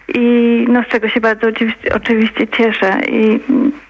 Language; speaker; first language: Polish; native; Polish